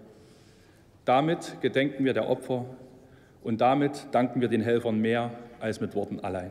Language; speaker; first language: German; native; German